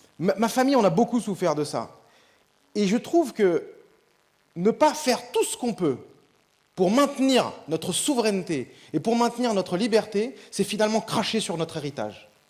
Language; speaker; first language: French; early bilingual, other home language; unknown